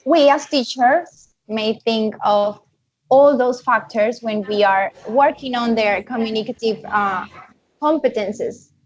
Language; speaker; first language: English; non-native, fluent; Spanish